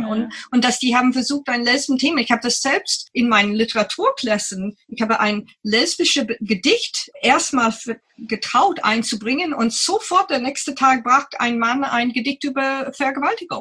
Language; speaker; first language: German; non-native, fluent; English